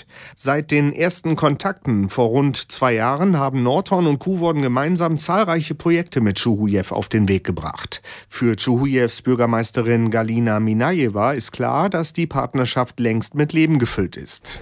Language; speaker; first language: German; native; German